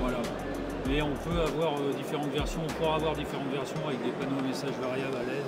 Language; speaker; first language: French; native; French